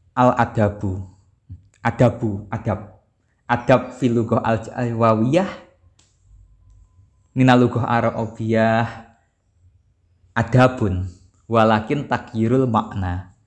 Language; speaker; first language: Arabic; non-native, learner; Javanese